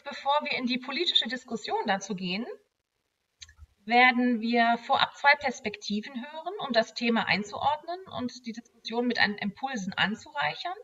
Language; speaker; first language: German; native; German